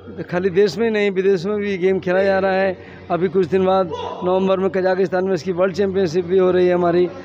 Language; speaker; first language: Hindi; native; Hindi